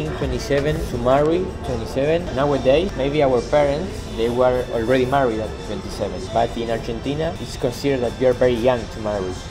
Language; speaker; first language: English; non-native, learner; Spanish